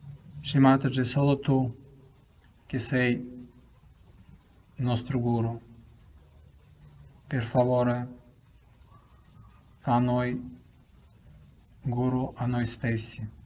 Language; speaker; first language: Italian; non-native, learner; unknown